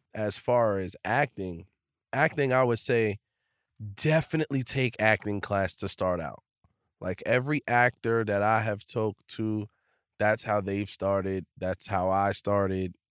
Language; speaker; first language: English; native; English